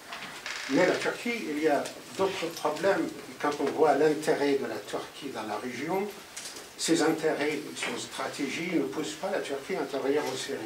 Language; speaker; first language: French; non-native, fluent; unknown